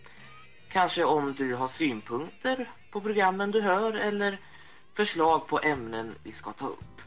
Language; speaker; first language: Swedish; native; Swedish